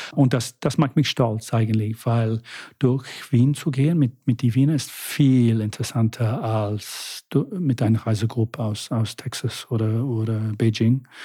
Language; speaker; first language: German; non-native, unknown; English